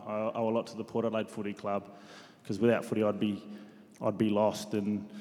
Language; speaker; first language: English; native; English